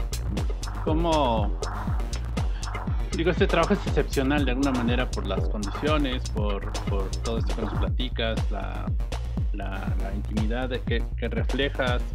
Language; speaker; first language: Spanish; native; Spanish